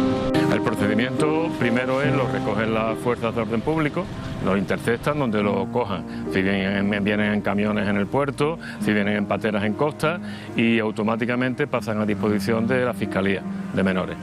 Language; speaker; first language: Spanish; native; Spanish